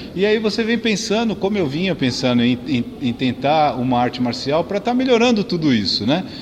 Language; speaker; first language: Portuguese; native; Portuguese